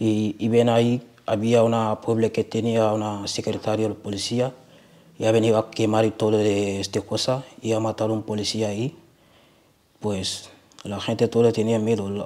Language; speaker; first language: Spanish; non-native, learner; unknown